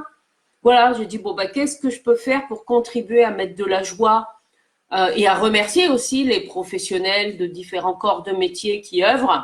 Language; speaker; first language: French; native; French